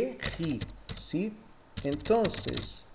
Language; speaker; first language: Spanish; non-native, fluent; Portuguese